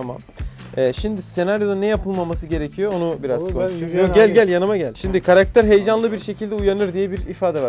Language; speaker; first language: Turkish; native; Turkish